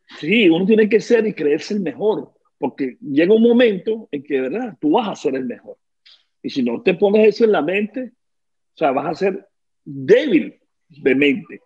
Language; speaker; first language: Spanish; native; Spanish